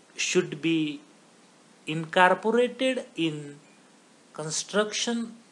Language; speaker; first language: English; non-native, local second language; Marathi